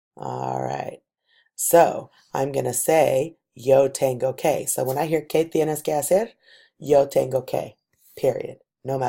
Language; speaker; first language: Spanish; non-native, fluent; English